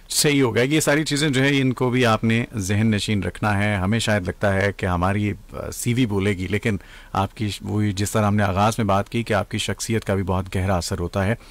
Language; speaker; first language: Urdu; native; Urdu